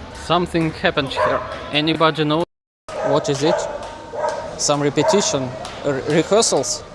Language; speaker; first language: English; non-native, learner; Russian